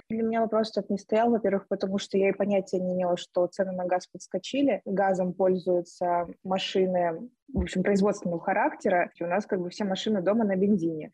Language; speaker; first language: Russian; native; Russian